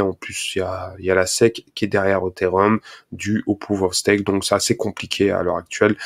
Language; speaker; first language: French; native; French